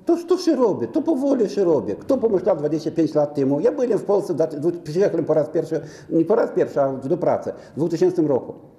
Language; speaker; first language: Polish; non-native, fluent; Romanian